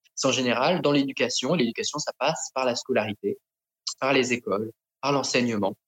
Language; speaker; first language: French; native; French